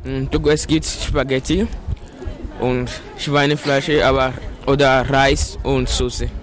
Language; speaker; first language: German; non-native, learner; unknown